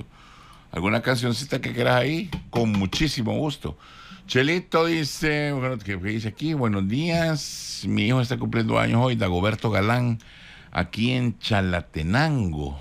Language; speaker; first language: Spanish; native; Spanish